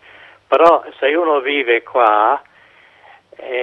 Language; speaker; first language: Italian; non-native, fluent; English